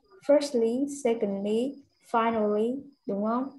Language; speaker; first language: English; non-native, learner; Vietnamese